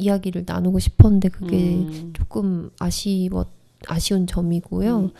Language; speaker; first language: Korean; native; Korean